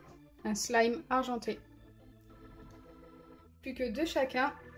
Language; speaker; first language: French; native; French